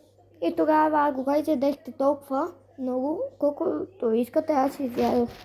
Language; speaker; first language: Bulgarian; early bilingual, heritage; Bulgarian